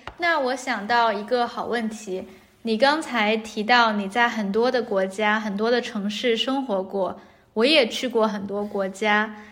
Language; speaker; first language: Chinese; native; Chinese